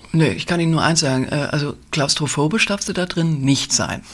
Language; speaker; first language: German; native; German